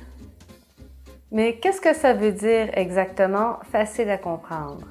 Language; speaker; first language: French; native; French